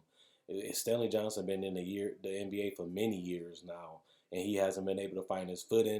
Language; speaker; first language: English; native; English